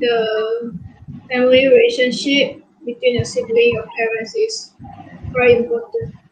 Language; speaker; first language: English; non-native, local second language; Malay